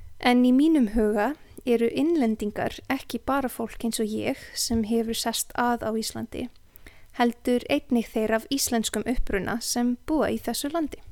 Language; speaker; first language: Icelandic; non-native, fluent; Serbian